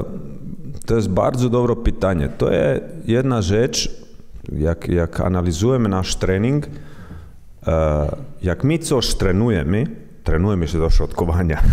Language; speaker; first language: Polish; non-native, learner; Croatian